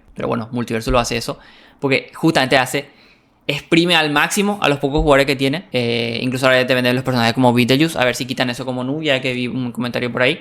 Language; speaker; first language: Spanish; native; Spanish